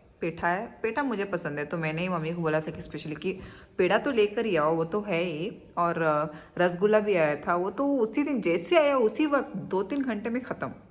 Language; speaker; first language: Hindi; non-native, local second language; Kannada